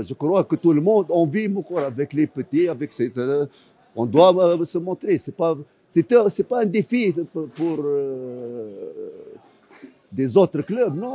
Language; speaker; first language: French; non-native, fluent; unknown